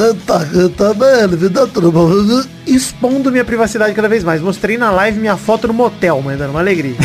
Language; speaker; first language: Portuguese; native; Portuguese